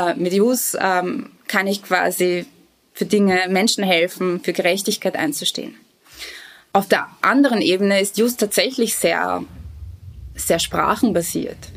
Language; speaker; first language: German; early bilingual, other home language; Bosnian